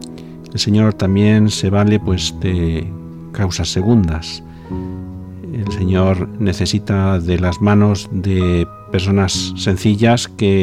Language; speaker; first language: Spanish; native; Spanish